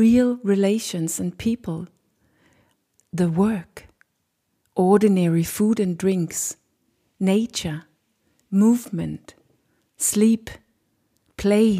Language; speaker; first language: English; non-native, fluent; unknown